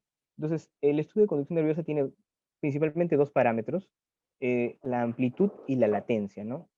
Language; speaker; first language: Spanish; native; Spanish